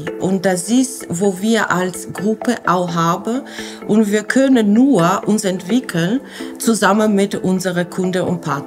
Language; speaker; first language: German; non-native, fluent; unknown